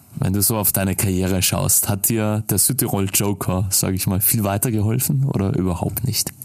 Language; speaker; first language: German; native; German